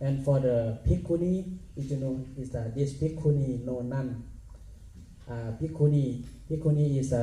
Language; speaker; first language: English; non-native, learner; Thai